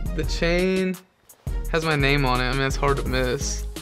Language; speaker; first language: English; native; English